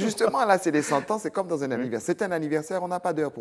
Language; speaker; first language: French; native; French